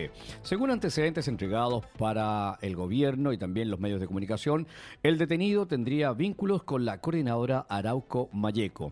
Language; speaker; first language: Spanish; native; Spanish